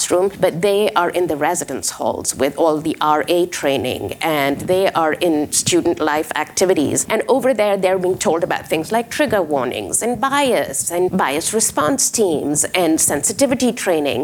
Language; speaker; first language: English; non-native, local second language; Urdu